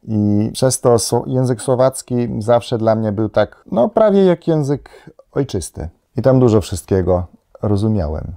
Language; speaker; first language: Polish; non-native, fluent; Slovenian